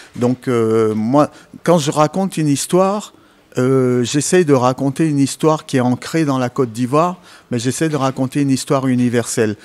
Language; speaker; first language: French; native; French